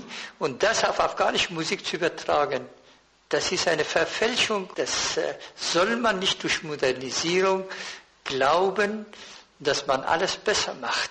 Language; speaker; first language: German; non-native, fluent; Persian